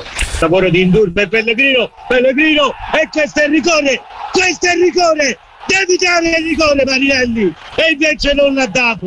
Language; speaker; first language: Italian; native; Italian